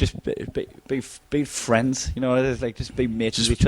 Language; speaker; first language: English; native; English